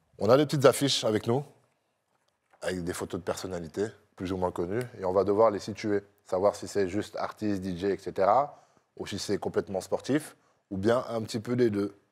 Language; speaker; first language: French; native; French